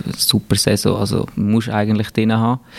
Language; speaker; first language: German; native; German